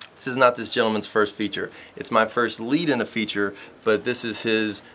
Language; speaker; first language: English; native; English